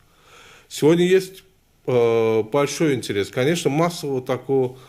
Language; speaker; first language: Russian; non-native, local second language; Azerbaijani